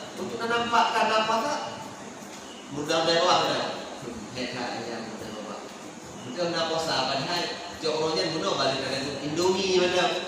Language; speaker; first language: Malay; non-native, local second language; Achinese